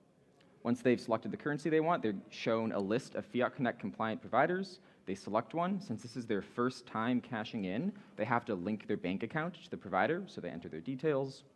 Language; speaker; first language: English; native; English